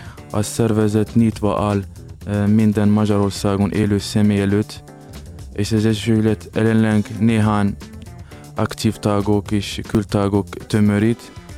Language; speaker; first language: Hungarian; non-native, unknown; Arabic